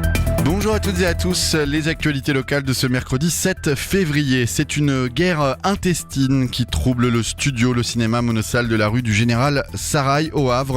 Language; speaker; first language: French; native; French